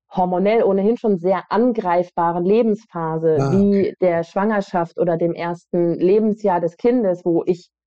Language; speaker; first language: German; native; German